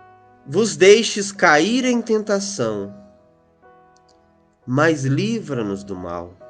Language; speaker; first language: Portuguese; native; Portuguese